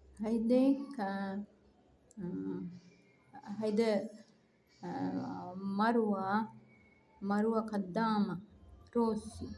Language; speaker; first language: Arabic; non-native, learner; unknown